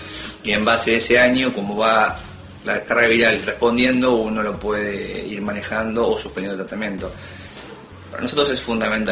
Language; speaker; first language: Spanish; native; Spanish